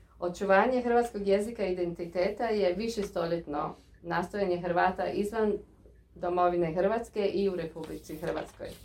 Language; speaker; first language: Croatian; early bilingual, heritage; Croatian